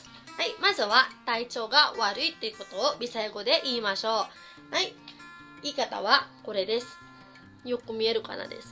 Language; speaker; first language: Japanese; non-native, fluent; Filipino